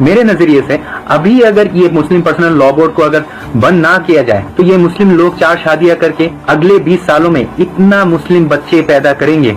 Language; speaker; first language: Hindi; non-native, fluent; Bangla